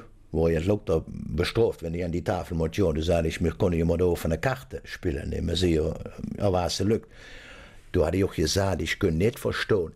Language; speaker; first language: German; native; German